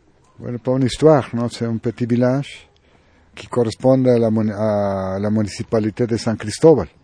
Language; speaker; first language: French; non-native, learner; Spanish